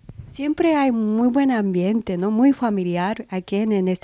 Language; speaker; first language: Spanish; non-native, fluent; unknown